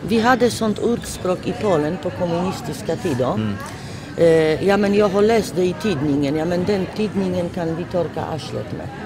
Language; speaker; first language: Swedish; non-native, fluent; Polish